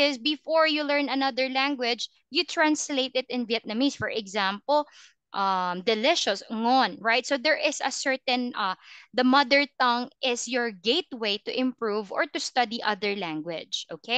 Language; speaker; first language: English; non-native, fluent; Filipino